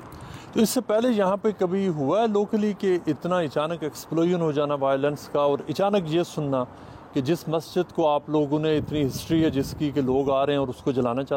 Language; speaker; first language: Urdu; native; Urdu